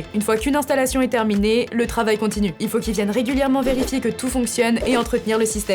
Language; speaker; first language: French; native; French